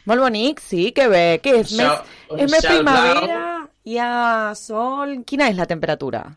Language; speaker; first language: Catalan; non-native, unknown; Spanish